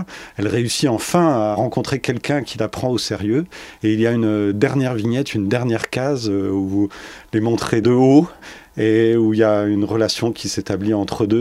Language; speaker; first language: French; native; French